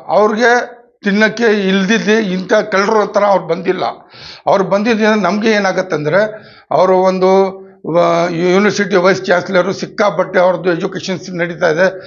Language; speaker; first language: Kannada; non-native, local second language; Urdu